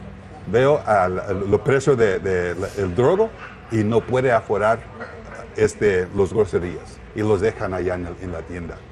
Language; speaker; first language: Spanish; non-native, learner; English